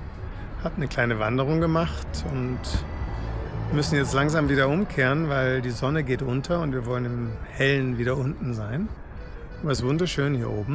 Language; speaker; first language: German; native; German